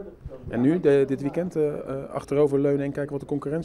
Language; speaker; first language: Dutch; native; Dutch